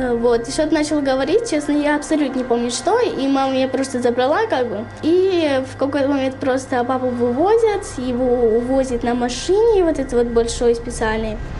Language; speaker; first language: Russian; native; Russian